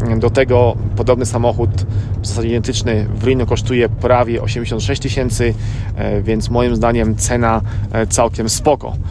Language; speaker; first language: Polish; native; Polish